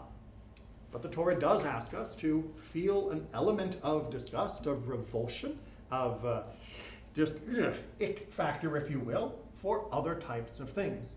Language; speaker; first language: English; native; English